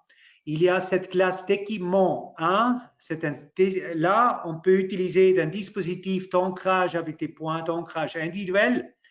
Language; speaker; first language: French; non-native, local second language; German